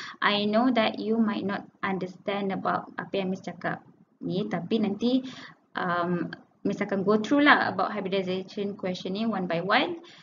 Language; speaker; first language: English; non-native, local second language; Malay